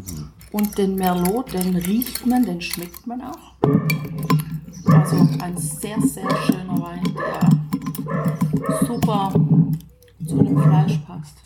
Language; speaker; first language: German; native; German